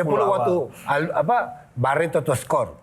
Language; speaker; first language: Indonesian; non-native, fluent; Spanish